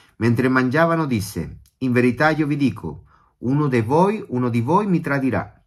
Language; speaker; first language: Italian; non-native, fluent; Spanish